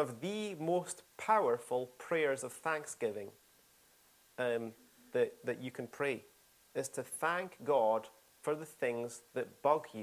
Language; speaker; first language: English; native; English